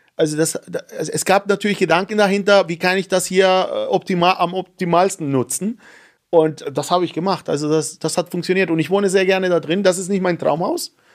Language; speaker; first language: German; non-native, fluent; Spanish